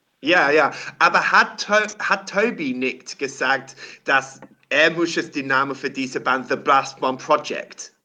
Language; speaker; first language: German; non-native, learner; English